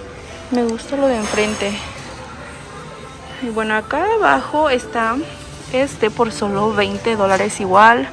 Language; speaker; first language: Spanish; native; Spanish